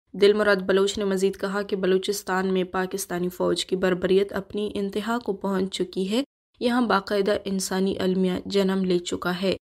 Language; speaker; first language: Urdu; non-native, local second language; Baluchi